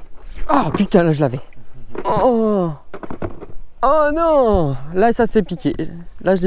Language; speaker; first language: French; native; French